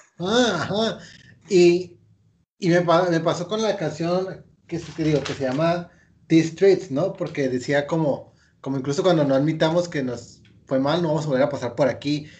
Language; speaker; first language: Spanish; native; Spanish